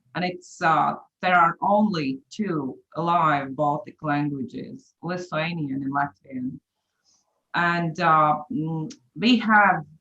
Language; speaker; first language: English; non-native, fluent; Latvian